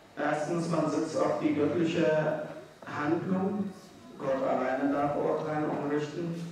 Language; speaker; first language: German; non-native, fluent; Arabic